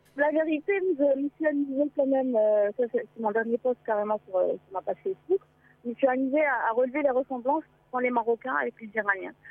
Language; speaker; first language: French; non-native, local second language; Arabic